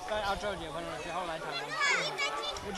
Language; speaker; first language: Chinese; non-native, learner; English